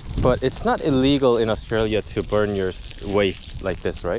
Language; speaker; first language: English; non-native, learner; Korean